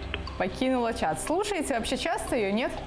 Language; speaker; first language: Russian; native; Russian